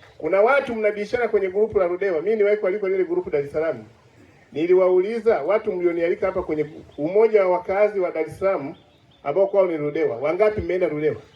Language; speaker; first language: Swahili; native; Swahili